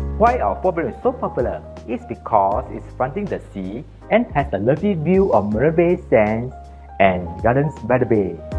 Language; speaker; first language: English; non-native, local second language; Chinese